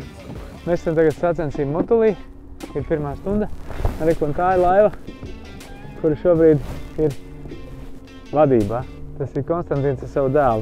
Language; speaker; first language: Latvian; native; Latvian